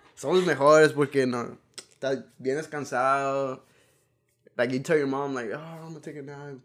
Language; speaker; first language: Spanish; early bilingual, heritage; Spanish